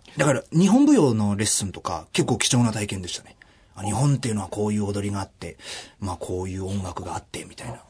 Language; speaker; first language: Japanese; early bilingual, other home language; German